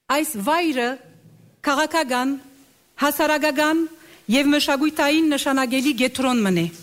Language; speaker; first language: Armenian; native; Armenian